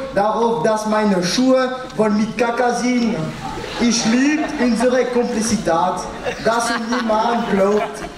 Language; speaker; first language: German; non-native, local second language; French